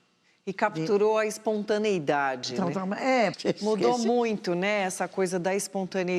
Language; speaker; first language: Portuguese; native; Portuguese